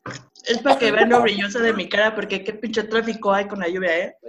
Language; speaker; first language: Spanish; native; Spanish